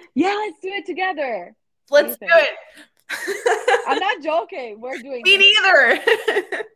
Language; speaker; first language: English; non-native, fluent; Portuguese